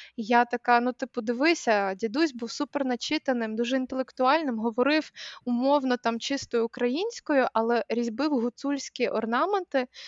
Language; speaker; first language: Ukrainian; native; Ukrainian